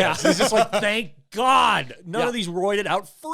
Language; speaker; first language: English; native; English